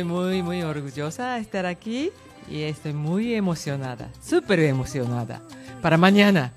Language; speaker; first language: Spanish; non-native, learner; Japanese